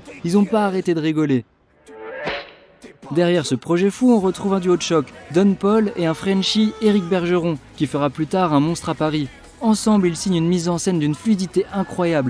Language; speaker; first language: French; native; French